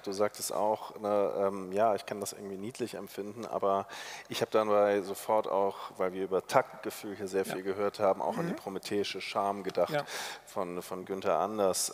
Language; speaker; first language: German; native; German